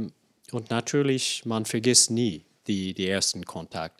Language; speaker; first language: German; non-native, fluent; English